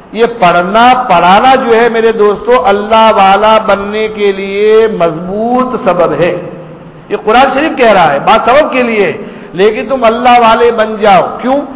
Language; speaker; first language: Urdu; non-native, local second language; Gujarati